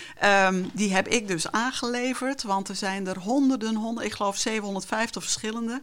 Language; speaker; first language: Dutch; non-native, local second language; Western Frisian